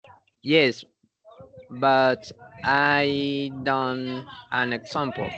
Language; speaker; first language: English; non-native, learner; Spanish